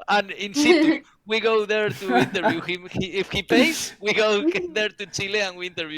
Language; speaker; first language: English; non-native, learner; Spanish